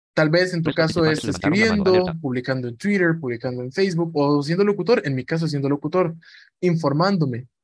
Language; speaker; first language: Spanish; native; Spanish